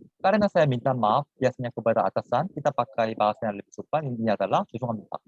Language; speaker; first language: Indonesian; non-native, fluent; Korean